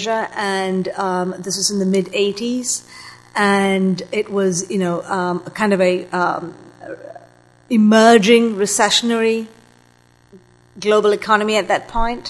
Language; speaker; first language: English; non-native, local second language; Tamil